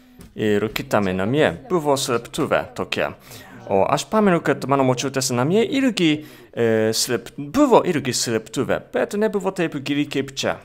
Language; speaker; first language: Lithuanian; non-native, fluent; Japanese